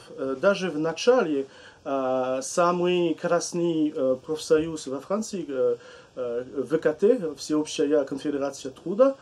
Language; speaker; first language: Russian; non-native, learner; French